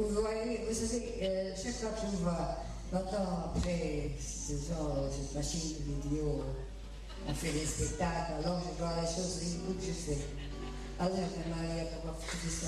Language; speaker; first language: French; non-native, fluent; Portuguese